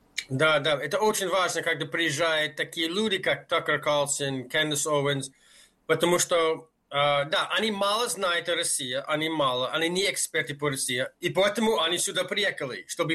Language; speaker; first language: Russian; non-native, fluent; English